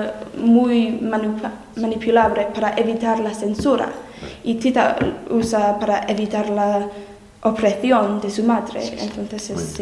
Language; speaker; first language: Spanish; non-native, learner; English